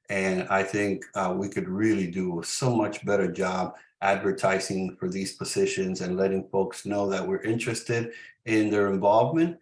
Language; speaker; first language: English; early bilingual, other home language; Spanish